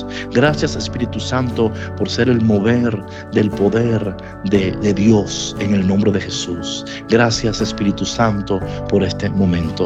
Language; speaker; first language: Spanish; native; Spanish